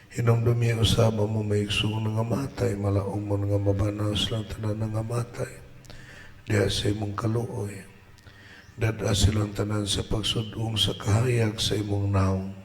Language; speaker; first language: Cebuano; native; Cebuano